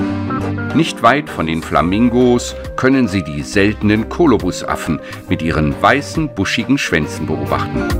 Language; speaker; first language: German; native; German